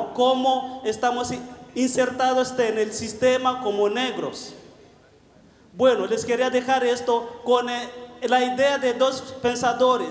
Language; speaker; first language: Spanish; non-native, fluent; Bembe